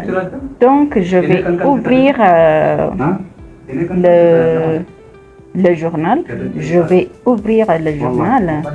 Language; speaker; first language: French; non-native, fluent; Amharic